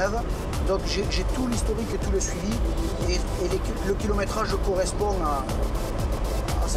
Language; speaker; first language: French; native; French